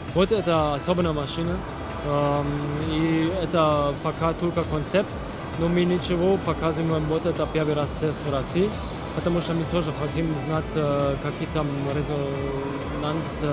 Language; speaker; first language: Russian; non-native, fluent; German